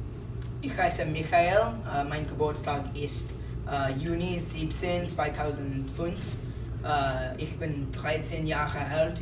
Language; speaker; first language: German; non-native, learner; English